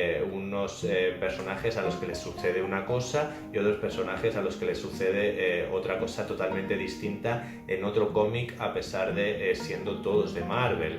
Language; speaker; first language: Spanish; native; Spanish